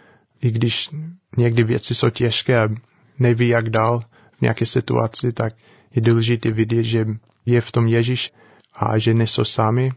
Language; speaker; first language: Czech; non-native, fluent; English